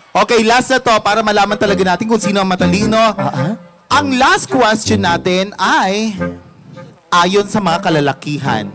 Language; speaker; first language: Filipino; non-native, local second language; Cebuano